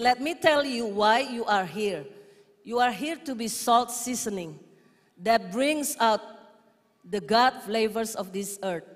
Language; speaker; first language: English; non-native, fluent; Indonesian